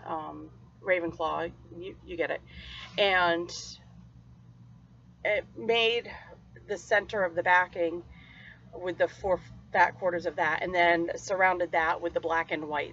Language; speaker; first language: English; native; English